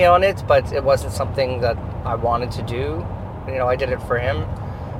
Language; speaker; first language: English; native; English